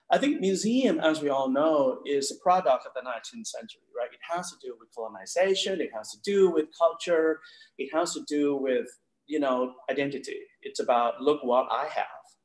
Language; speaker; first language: English; non-native, fluent; Thai